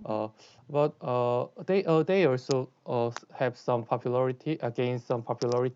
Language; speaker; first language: English; non-native, learner; Korean